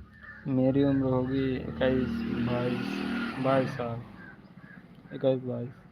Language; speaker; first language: Hindi; native; Hindi